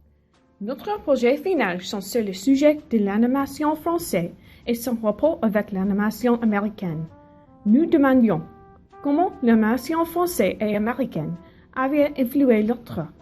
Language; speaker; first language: French; non-native, learner; English